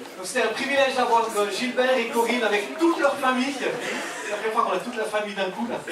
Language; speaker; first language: French; native; French